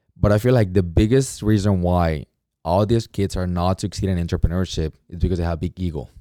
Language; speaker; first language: English; non-native, fluent; Spanish